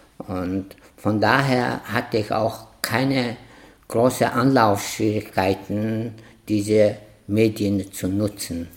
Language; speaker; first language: German; non-native, fluent; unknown